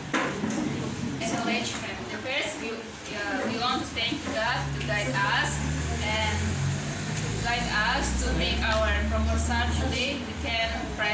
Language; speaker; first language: English; non-native, learner; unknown